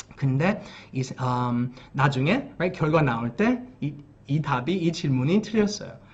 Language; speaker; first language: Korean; early bilingual, heritage; English